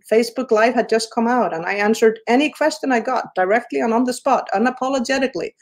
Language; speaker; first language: English; non-native, fluent; Icelandic